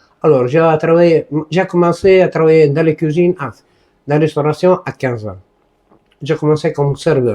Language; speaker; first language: French; non-native, learner; Italian